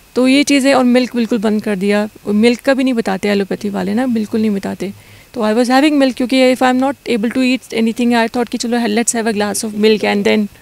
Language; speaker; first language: Hindi; native; Hindi